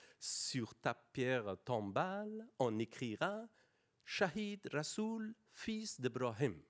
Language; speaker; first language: French; non-native, fluent; Persian